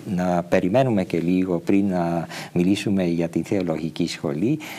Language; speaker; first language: Greek; non-native, fluent; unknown